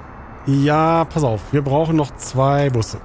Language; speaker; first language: German; native; German